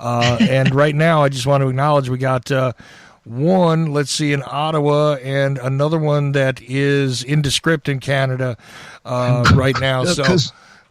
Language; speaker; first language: English; native; English